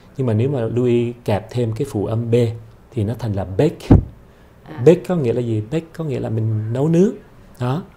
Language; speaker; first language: Vietnamese; early bilingual, heritage; Vietnamese